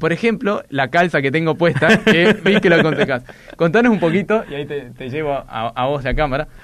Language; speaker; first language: Spanish; native; Spanish